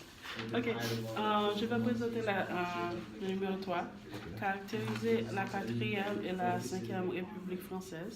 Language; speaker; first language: French; non-native, learner; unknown